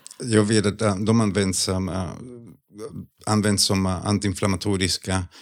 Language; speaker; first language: Swedish; non-native, fluent; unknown